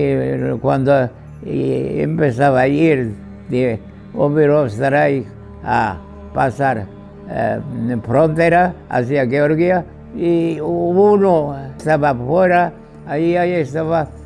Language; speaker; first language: Spanish; non-native, fluent; Georgian